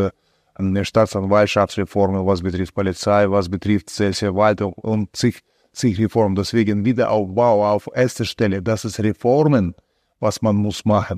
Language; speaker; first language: German; non-native, fluent; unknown